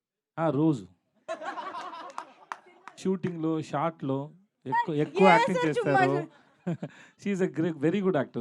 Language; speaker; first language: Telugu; non-native, learner; Tamil